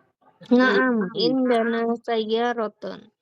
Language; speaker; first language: Arabic; non-native, learner; Indonesian